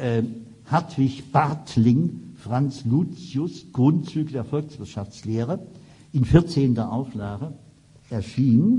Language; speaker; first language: German; native; German